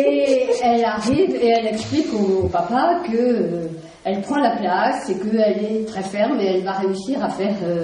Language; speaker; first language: French; native; French